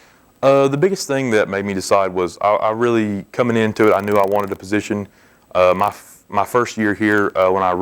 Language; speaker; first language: English; native; English